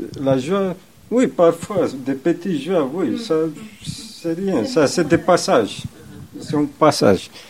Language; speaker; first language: French; non-native, learner; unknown